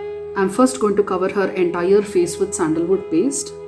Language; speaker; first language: English; non-native, local second language; Kannada